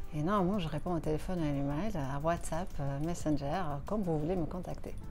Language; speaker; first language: French; non-native, fluent; Portuguese